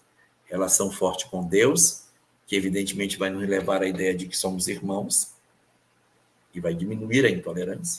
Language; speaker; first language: Portuguese; native; Portuguese